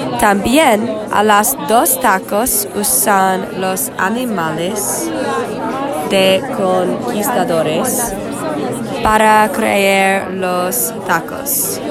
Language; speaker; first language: Spanish; non-native, learner; English